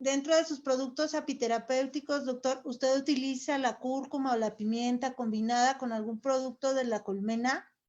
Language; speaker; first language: Spanish; native; Spanish